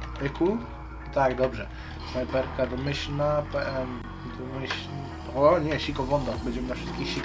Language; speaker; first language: Polish; native; Polish